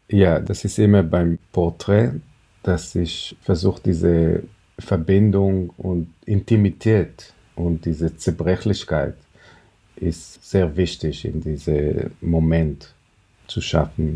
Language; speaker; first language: German; non-native, fluent; Hebrew